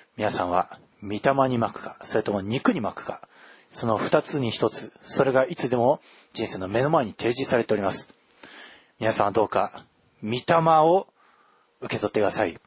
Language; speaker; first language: Japanese; native; Japanese